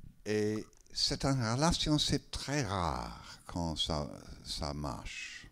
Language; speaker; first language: French; non-native, learner; English